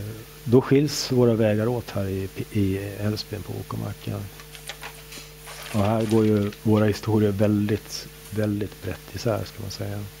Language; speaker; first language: Swedish; native; Swedish